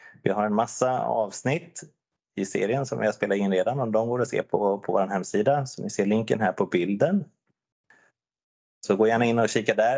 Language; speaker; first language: Swedish; native; Swedish